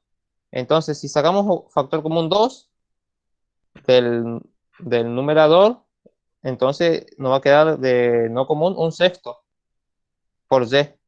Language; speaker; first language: Spanish; native; Spanish